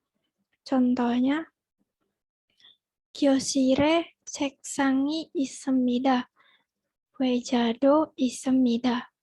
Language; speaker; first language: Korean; non-native, learner; Indonesian